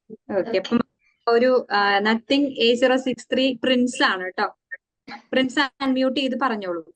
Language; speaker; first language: Malayalam; native; Malayalam